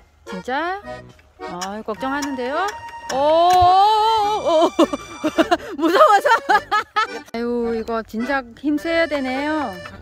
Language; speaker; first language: Korean; non-native, learner; Vietnamese